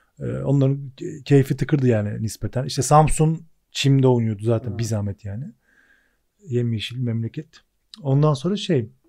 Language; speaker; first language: Turkish; native; Turkish